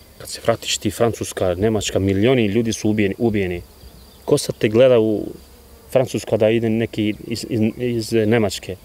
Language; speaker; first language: Bosnian; non-native, local second language; Albanian